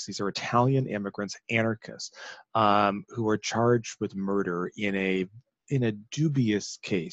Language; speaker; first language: English; native; English